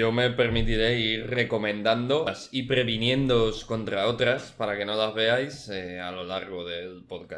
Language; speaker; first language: Spanish; native; Spanish